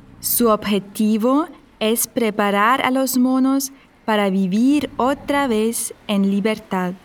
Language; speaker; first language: Spanish; non-native, fluent; German